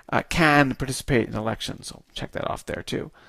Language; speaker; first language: English; native; English